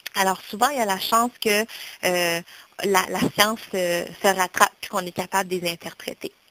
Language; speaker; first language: French; native; French